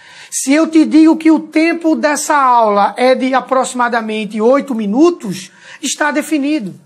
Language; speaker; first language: Portuguese; native; Portuguese